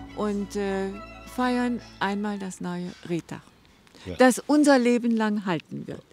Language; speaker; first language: German; native; German